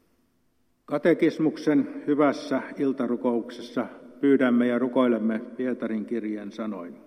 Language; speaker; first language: Finnish; native; Finnish